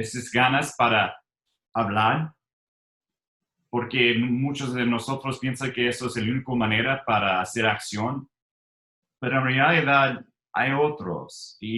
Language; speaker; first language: Spanish; non-native, learner; English